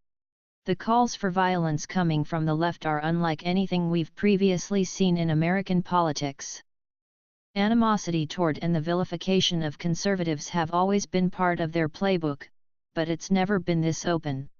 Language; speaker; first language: English; native; English